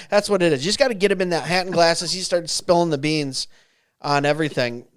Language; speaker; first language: English; native; English